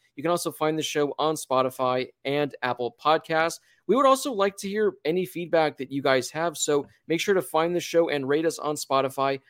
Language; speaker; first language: English; native; English